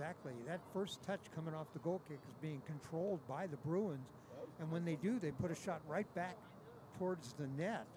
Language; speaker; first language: English; native; English